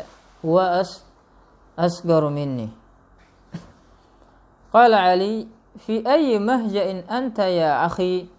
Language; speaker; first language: Arabic; non-native, fluent; Indonesian